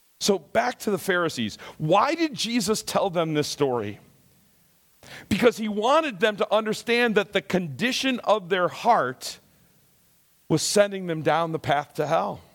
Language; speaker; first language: English; native; English